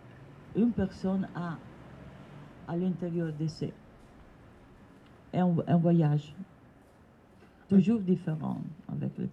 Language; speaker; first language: French; non-native, learner; Italian